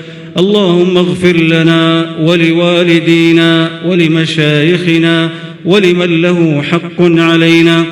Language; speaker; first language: Arabic; native; Arabic